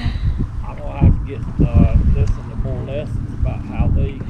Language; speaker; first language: English; native; English